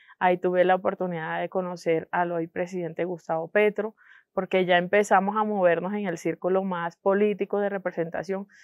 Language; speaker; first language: Spanish; non-native, local second language; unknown